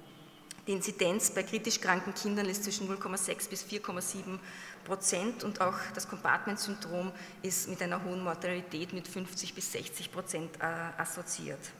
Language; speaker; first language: German; native; German